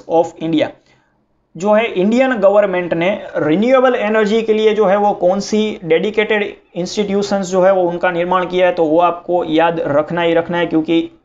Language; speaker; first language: Hindi; non-native, local second language; Gujarati